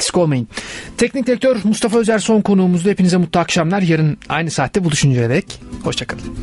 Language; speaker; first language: Turkish; native; Turkish